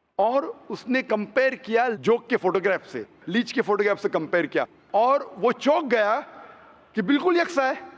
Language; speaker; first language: Hindi; non-native, local second language; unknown